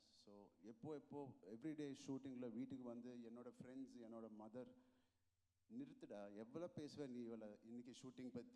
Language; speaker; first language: Tamil; non-native, local second language; Telugu